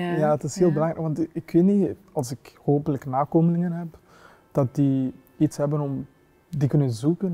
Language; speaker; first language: Dutch; non-native, fluent; Kinyarwanda